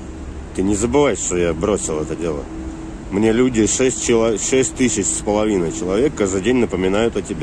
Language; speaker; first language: Russian; native; Russian